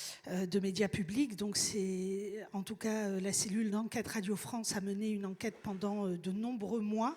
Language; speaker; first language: French; native; French